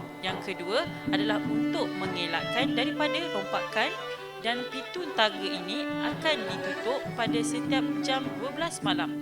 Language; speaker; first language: Malay; native; Malay